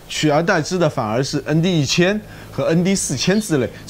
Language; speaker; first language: Chinese; native; Chinese